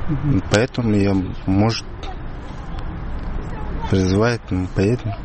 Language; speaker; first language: Russian; non-native, learner; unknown